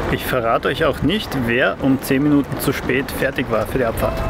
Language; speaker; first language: German; native; German